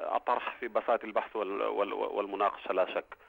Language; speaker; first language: Arabic; non-native, fluent; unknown